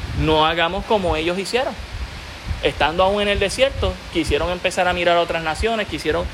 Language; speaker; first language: Spanish; native; Spanish